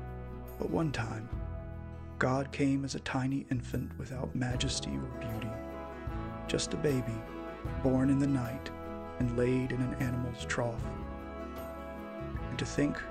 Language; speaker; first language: English; native; English